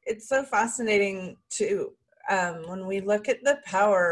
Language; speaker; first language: English; native; English